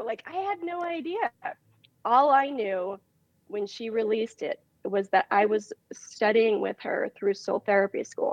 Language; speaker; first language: English; native; English